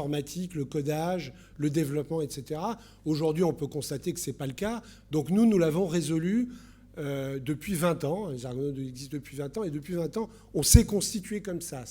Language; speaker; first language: French; native; French